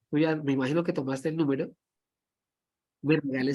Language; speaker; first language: Spanish; native; Spanish